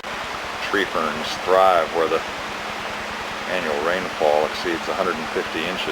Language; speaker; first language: English; native; English